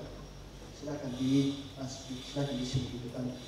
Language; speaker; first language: Indonesian; non-native, fluent; Dutch